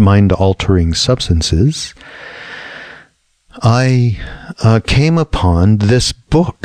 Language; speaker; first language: English; native; English